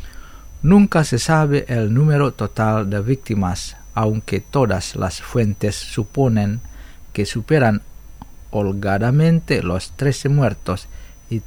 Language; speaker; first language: Spanish; non-native, fluent; Indonesian